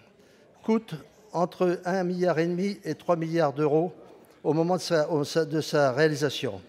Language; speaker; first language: French; native; French